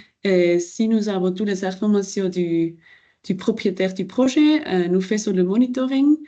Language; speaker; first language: French; non-native, local second language; German